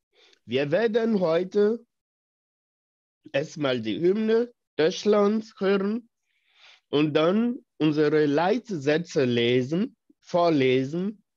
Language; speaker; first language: German; non-native, fluent; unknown